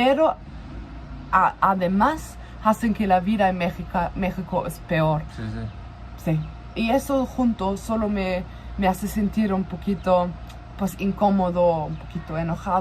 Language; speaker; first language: Spanish; non-native, fluent; German